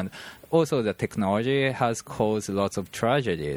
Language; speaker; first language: English; non-native, fluent; Japanese